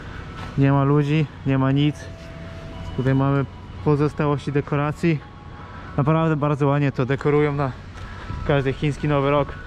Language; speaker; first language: Polish; native; Polish